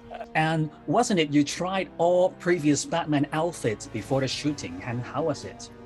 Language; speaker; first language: English; non-native, fluent; Cantonese